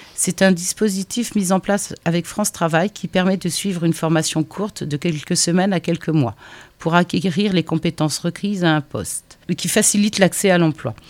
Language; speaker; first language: French; native; French